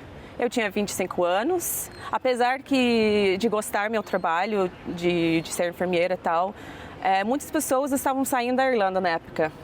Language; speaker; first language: Portuguese; non-native, fluent; English